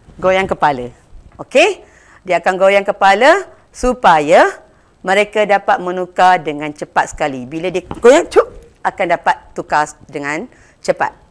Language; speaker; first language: Malay; non-native, local second language; Tamil